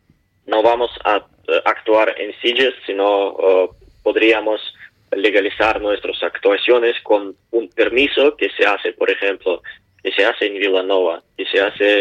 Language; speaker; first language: Spanish; non-native, learner; Ukrainian